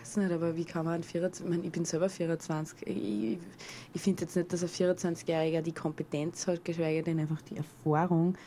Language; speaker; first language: German; native; German